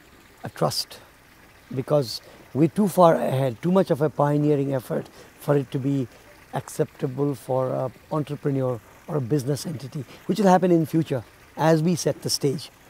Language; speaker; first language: English; non-native, local second language; Nepali